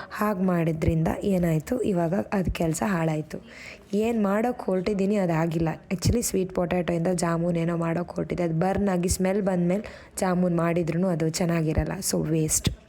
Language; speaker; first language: Kannada; native; Kannada